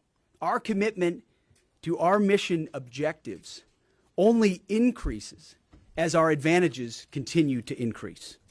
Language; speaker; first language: English; native; English